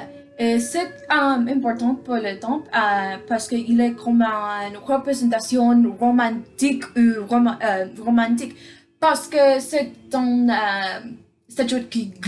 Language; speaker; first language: French; non-native, learner; English